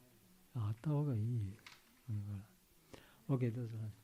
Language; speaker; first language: Japanese; non-native, learner; Bangla